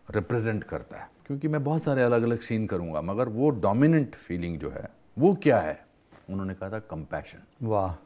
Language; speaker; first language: Hindi; native; Hindi